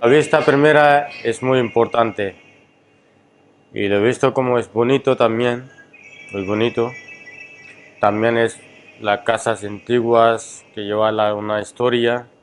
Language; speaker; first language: Spanish; non-native, fluent; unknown